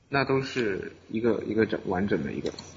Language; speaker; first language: Chinese; native; Chinese